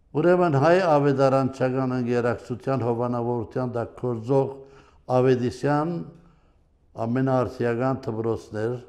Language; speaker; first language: Armenian; early bilingual, heritage; Armenian